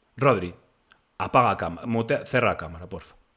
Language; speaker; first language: Spanish; native; Spanish